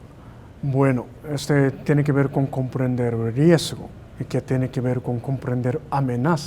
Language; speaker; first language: Spanish; non-native, learner; Japanese